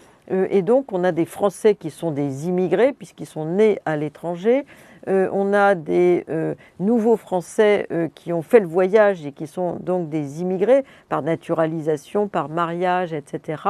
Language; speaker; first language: French; native; French